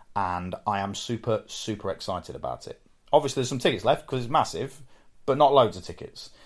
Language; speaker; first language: English; native; English